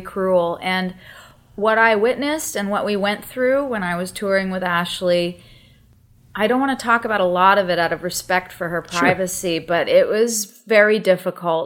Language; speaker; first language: English; native; English